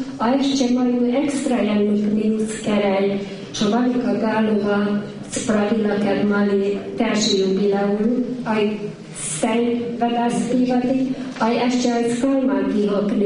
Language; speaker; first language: Slovak; early bilingual, heritage; Slovak